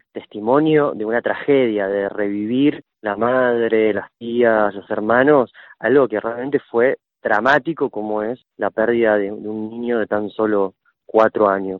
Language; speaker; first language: Spanish; native; Spanish